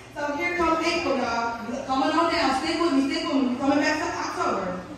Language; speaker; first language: English; native; English